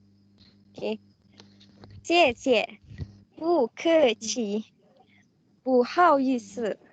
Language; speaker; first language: Chinese; non-native, learner; Malay